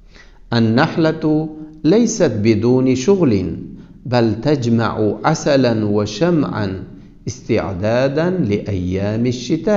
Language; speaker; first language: Arabic; non-native, fluent; Uzbek